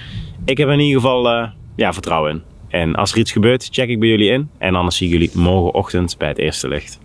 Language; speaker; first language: Dutch; native; Dutch